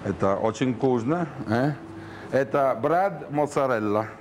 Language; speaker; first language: Russian; non-native, learner; Italian